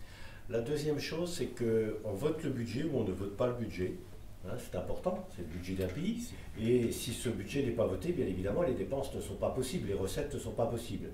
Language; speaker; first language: French; native; French